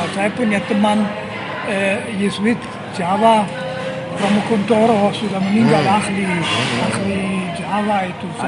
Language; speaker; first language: Indonesian; non-native, fluent; German